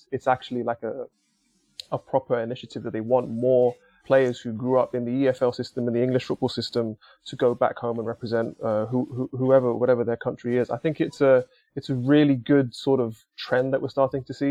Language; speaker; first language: English; native; English